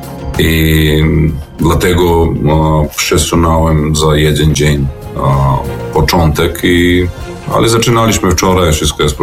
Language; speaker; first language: Polish; non-native, fluent; Serbian